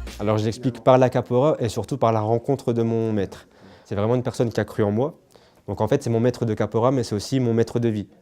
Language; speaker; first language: French; native; French